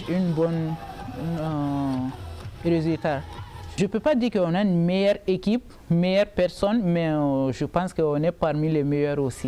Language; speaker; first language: French; non-native, local second language; Bambara